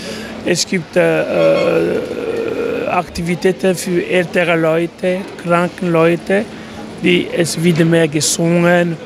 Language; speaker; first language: German; non-native, fluent; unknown